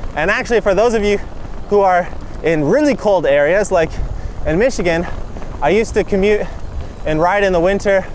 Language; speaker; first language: English; native; English